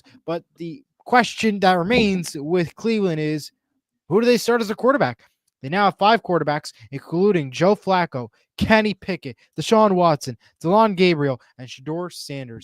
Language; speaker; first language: English; native; English